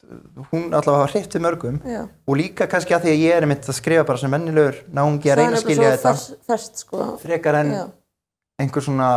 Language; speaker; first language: Icelandic; native; Icelandic